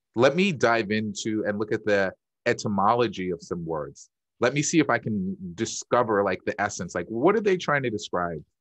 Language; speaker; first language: English; native; English